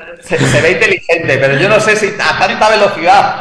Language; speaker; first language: Spanish; native; Spanish